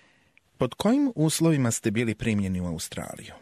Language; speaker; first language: Croatian; native; Croatian